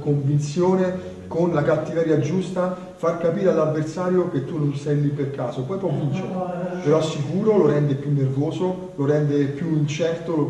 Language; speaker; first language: Italian; native; Italian